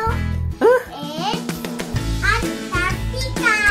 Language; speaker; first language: English; non-native, learner; Indonesian